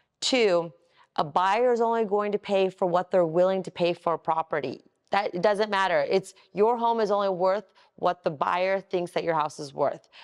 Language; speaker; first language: English; native; English